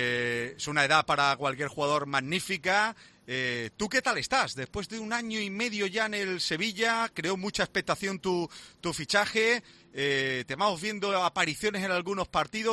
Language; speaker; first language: Spanish; native; Spanish